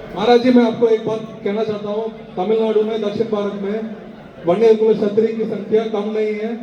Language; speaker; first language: Hindi; non-native, local second language; Tamil